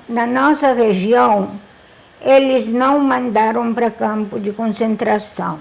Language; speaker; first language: Portuguese; non-native, fluent; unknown